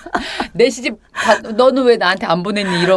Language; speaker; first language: Korean; native; Korean